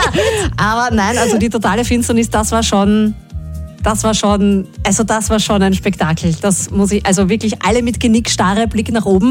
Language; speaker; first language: German; native; German